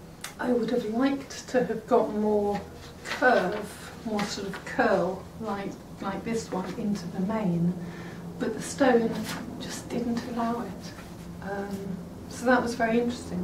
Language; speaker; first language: English; native; English